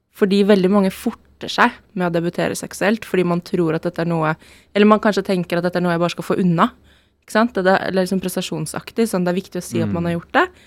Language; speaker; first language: Norwegian; native; Norwegian